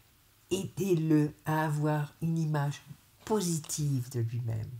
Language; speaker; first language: French; native; French